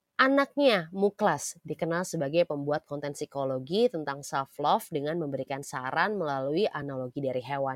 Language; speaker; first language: Indonesian; native; Indonesian